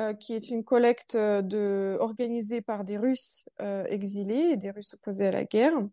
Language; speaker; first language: French; early bilingual, other home language; Russian